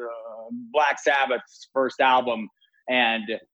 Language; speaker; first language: English; native; English